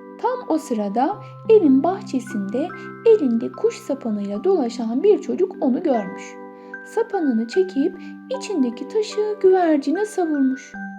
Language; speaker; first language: Turkish; native; Turkish